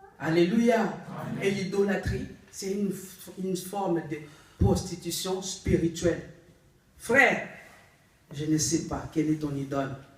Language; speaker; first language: French; non-native, local second language; Lingala